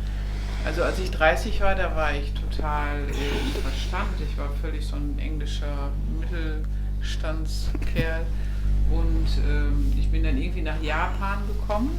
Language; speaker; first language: German; native; German